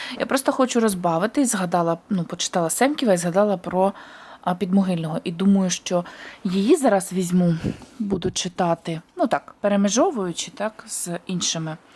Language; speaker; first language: Ukrainian; native; Ukrainian